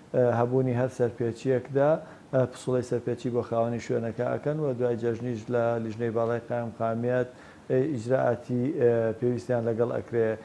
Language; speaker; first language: Central Kurdish; native; Central Kurdish